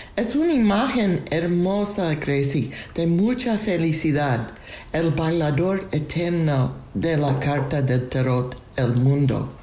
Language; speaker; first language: Spanish; non-native, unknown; English